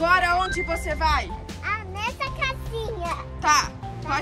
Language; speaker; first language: Portuguese; native; Portuguese